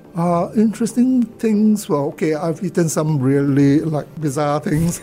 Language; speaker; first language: English; non-native, local second language; Cantonese